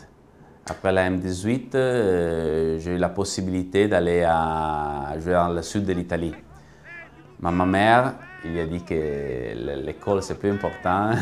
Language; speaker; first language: French; non-native, fluent; Italian